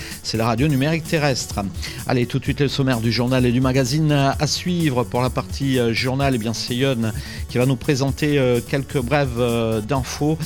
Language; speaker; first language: French; native; French